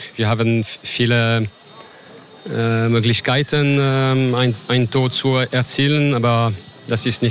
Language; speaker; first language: German; non-native, learner; French